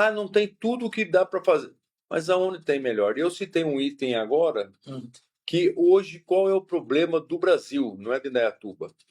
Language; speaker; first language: Portuguese; native; Portuguese